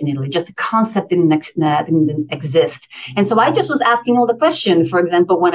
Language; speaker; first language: English; non-native, fluent; Italian